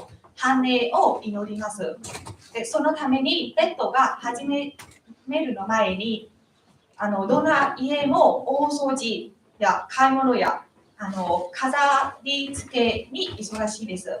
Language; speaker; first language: Japanese; non-native, learner; Vietnamese